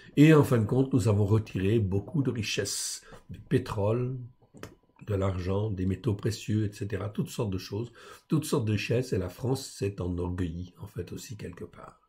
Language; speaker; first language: French; native; French